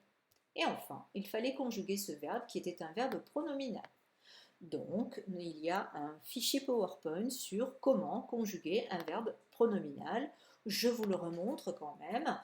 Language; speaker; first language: French; native; French